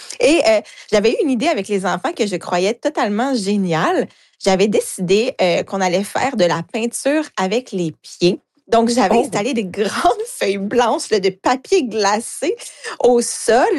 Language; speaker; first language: French; native; French